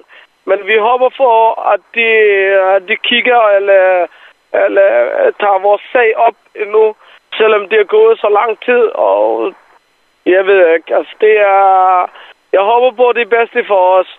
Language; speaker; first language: Danish; non-native, fluent; Somali